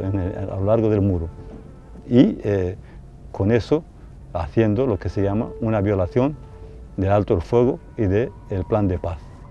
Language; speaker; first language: Spanish; non-native, fluent; Arabic